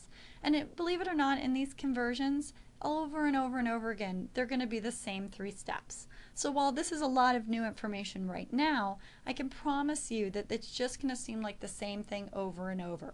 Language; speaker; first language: English; native; English